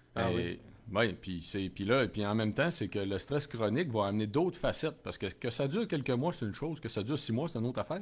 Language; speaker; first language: French; native; French